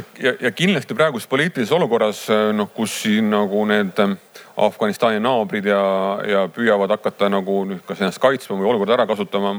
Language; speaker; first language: Estonian; native; Estonian